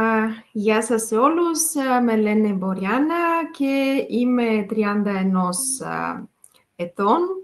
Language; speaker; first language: Greek; non-native, fluent; Bulgarian